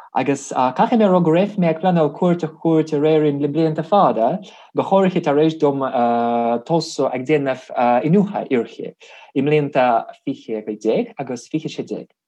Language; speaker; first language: Irish; non-native, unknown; Russian